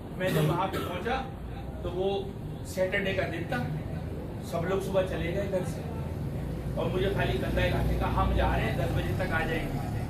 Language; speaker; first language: Urdu; native; Urdu